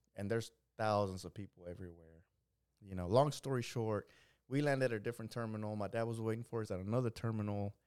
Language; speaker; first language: English; early bilingual, other home language; Spanish